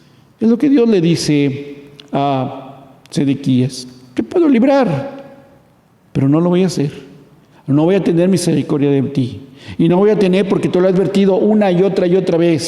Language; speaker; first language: Spanish; native; Spanish